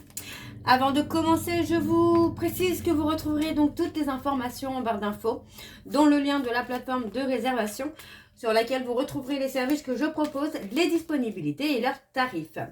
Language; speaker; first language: French; native; French